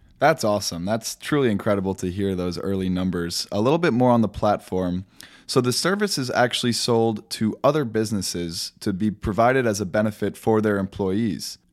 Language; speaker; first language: English; native; English